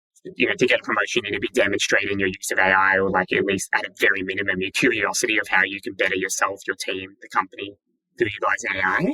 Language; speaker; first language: English; native; English